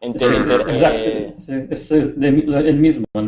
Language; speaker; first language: Spanish; non-native, learner; English